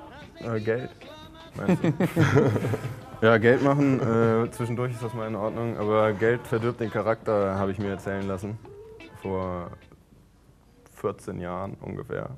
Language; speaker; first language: German; native; German